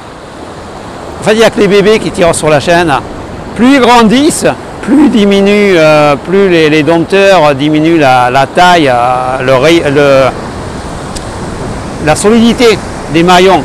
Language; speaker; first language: French; native; French